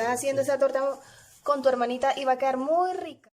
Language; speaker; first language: Spanish; native; Spanish